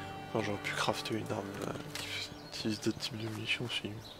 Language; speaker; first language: French; native; French